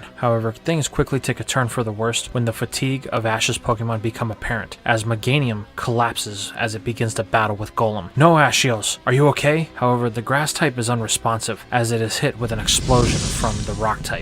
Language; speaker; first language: English; native; English